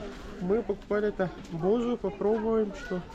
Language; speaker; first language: Russian; non-native, learner; Urdu